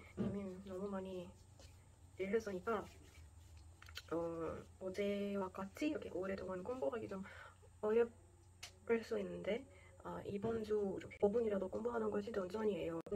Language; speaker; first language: Korean; non-native, fluent; Portuguese